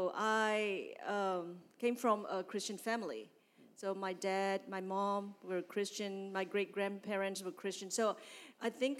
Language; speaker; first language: English; non-native, fluent; Burmese